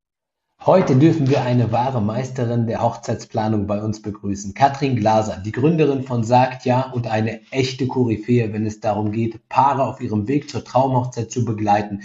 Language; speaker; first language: German; native; German